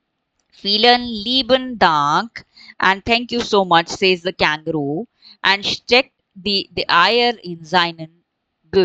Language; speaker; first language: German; non-native, fluent; Hindi